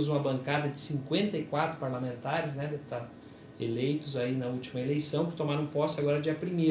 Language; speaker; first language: Portuguese; native; Portuguese